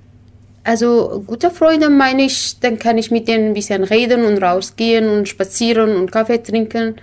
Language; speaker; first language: German; non-native, learner; Kurdish